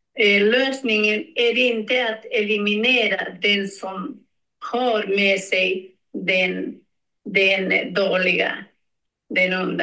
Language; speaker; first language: Swedish; non-native, learner; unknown